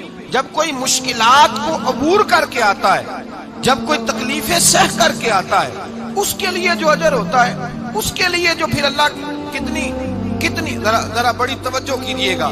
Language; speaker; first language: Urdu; non-native, local second language; Punjabi